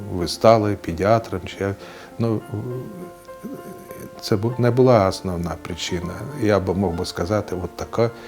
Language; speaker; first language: Ukrainian; non-native, local second language; Russian